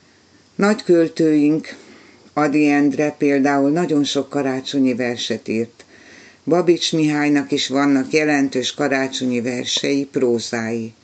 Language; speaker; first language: Hungarian; native; Hungarian